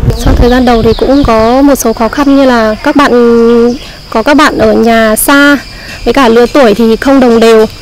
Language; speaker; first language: Vietnamese; non-native, local second language; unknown